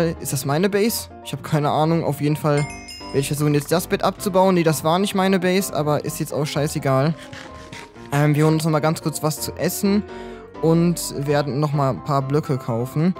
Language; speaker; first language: German; native; German